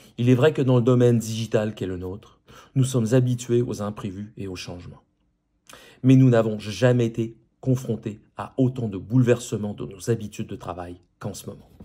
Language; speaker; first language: French; native; French